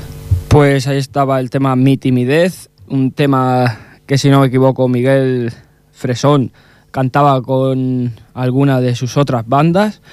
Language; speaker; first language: Spanish; native; Spanish